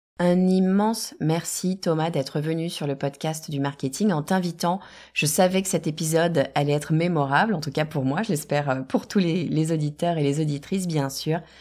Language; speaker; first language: French; native; French